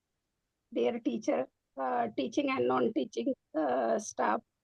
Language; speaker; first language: English; non-native, learner; Marathi